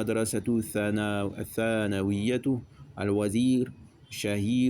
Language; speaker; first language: Arabic; non-native, fluent; French